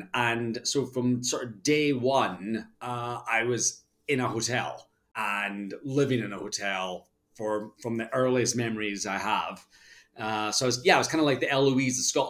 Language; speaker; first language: English; native; English